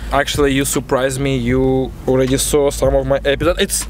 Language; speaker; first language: English; non-native, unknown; Russian